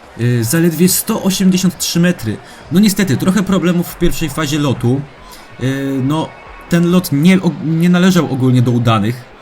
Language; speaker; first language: Polish; native; Polish